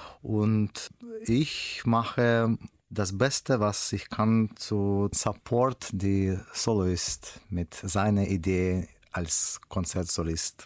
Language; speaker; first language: German; non-native, learner; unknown